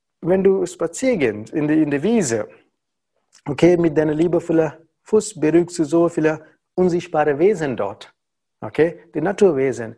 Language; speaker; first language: German; non-native, learner; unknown